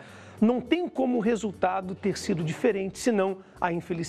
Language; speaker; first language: Portuguese; native; Portuguese